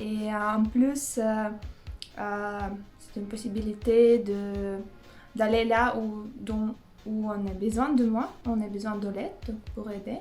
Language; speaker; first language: French; non-native, fluent; Russian